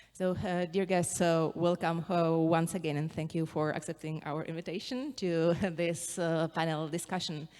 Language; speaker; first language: English; non-native, fluent; Czech